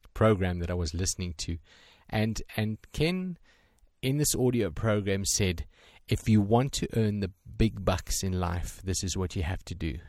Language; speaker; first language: English; native; English